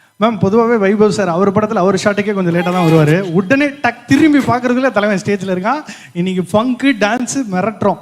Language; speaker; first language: Tamil; native; Tamil